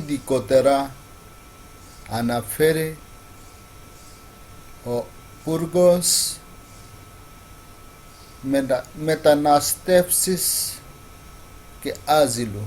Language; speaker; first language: Greek; non-native, learner; Urdu